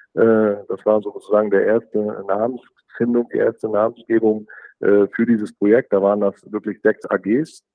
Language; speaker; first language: German; native; German